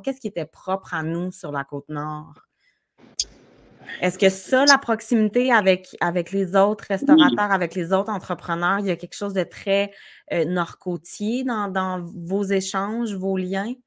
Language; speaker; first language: French; native; French